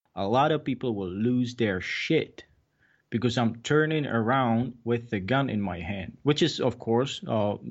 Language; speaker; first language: English; non-native, fluent; Czech